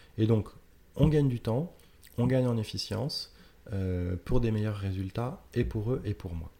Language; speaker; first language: French; native; French